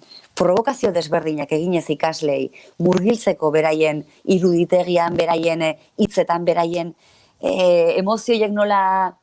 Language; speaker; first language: Basque; native; Basque